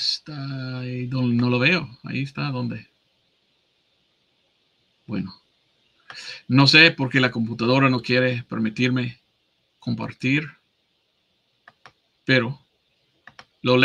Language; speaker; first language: Spanish; non-native, fluent; English